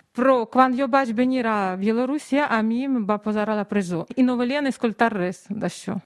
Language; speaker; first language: Catalan; non-native, fluent; Russian